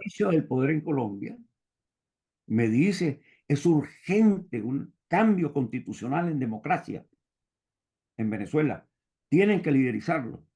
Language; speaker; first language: Spanish; native; Spanish